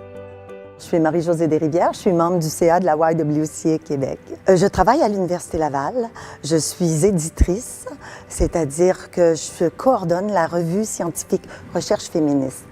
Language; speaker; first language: French; native; French